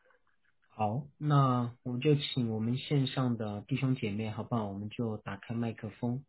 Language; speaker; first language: Chinese; native; Chinese